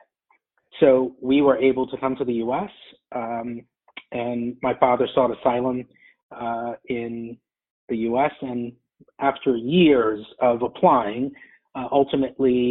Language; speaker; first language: English; native; English